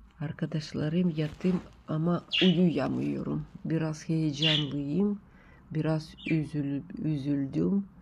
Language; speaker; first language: Turkish; non-native, learner; Russian